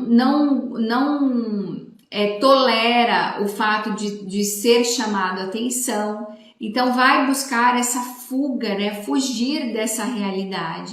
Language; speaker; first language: Portuguese; native; Portuguese